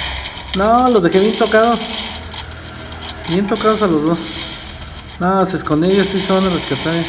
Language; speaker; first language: Spanish; native; Spanish